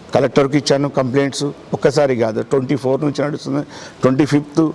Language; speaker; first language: Telugu; native; Telugu